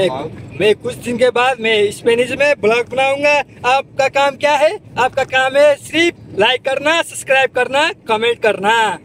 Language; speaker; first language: Hindi; non-native, learner; Nepali